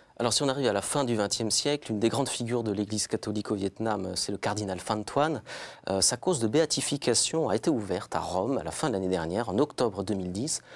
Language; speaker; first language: French; native; French